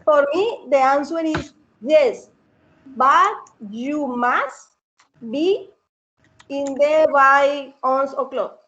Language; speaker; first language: English; non-native, learner; Spanish